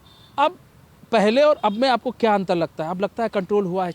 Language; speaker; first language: Hindi; native; Hindi